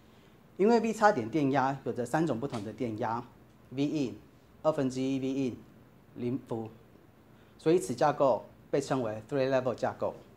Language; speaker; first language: Chinese; native; Chinese